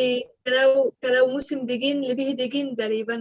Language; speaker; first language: Indonesian; non-native, learner; Arabic